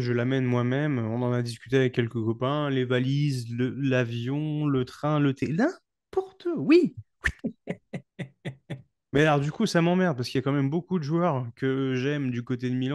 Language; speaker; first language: French; native; French